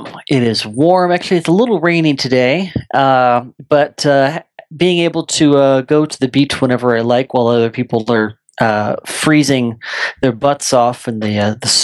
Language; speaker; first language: English; native; English